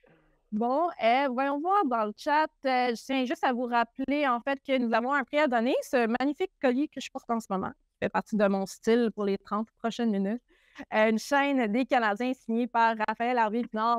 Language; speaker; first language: French; native; French